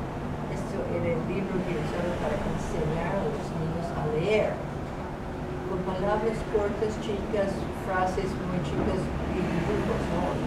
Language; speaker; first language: Spanish; non-native, fluent; English